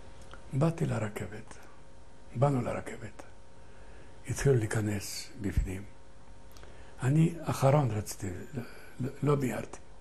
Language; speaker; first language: Hebrew; non-native, fluent; Ladino